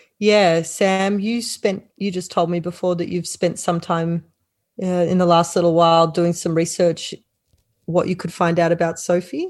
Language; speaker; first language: English; native; English